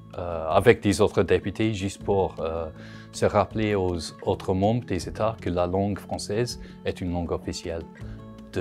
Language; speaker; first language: French; non-native, fluent; English